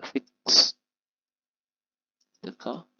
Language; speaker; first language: English; non-native, fluent; Indonesian